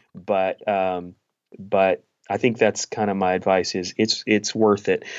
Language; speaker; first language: English; native; English